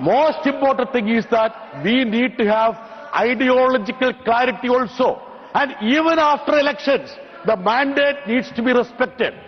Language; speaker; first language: English; non-native, local second language; Malayalam